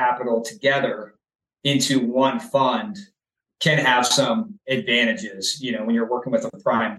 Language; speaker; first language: English; native; English